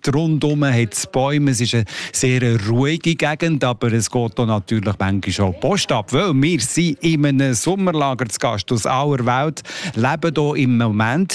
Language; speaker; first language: German; native; German